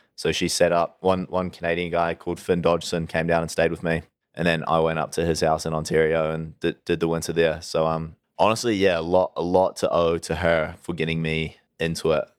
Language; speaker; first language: English; native; English